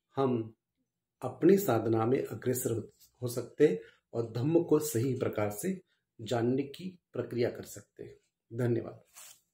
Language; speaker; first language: Hindi; non-native, local second language; Marathi